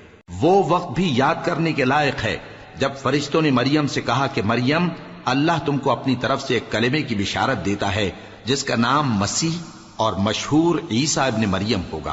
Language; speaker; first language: Urdu; native; Urdu